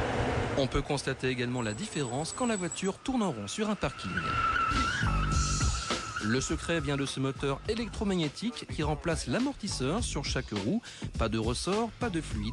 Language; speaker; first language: French; native; French